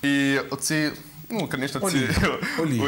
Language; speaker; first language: Ukrainian; non-native, learner; Arabic